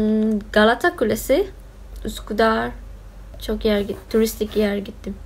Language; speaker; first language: Turkish; non-native, learner; Malay